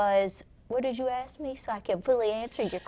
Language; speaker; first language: English; native; English